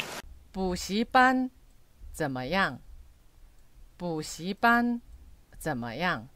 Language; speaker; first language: Chinese; non-native, fluent; Korean